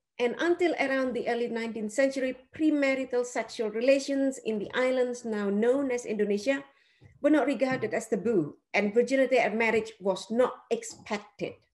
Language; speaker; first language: English; non-native, fluent; Indonesian